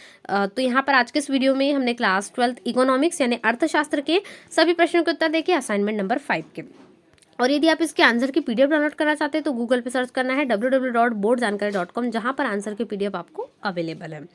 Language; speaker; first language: Hindi; native; Hindi